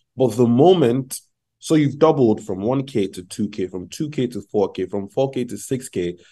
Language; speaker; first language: English; non-native, local second language; Yoruba